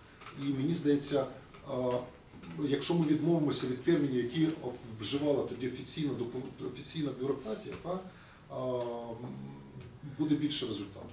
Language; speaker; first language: Ukrainian; native; Ukrainian